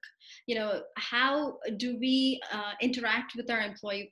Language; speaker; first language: English; non-native, local second language; Telugu